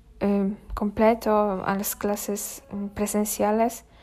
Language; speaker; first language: Spanish; non-native, learner; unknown